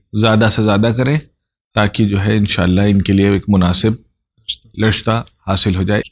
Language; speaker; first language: Urdu; native; Urdu